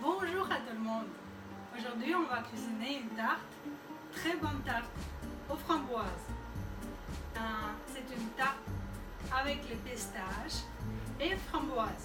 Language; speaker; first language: French; non-native, fluent; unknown